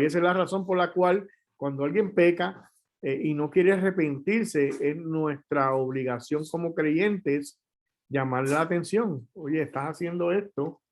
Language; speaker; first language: Spanish; native; Spanish